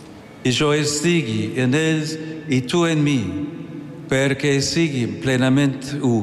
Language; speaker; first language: Catalan; non-native, fluent; English